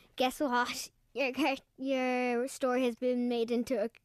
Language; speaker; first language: English; native; English